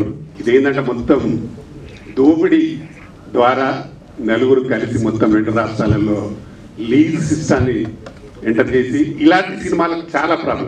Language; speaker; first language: Telugu; native; Telugu